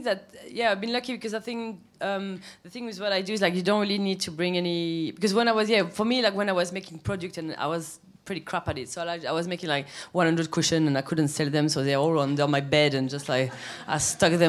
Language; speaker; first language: English; non-native, fluent; French